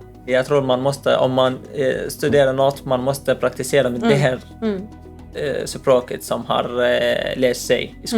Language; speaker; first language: Swedish; non-native, learner; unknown